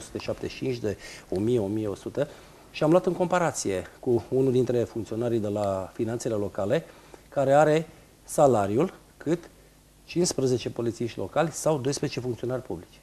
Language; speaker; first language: Romanian; native; Romanian